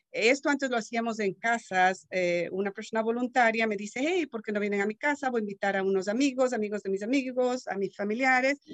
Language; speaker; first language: Spanish; native; Spanish